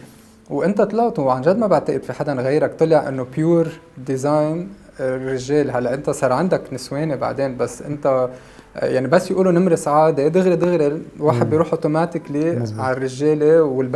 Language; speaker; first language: Arabic; native; Arabic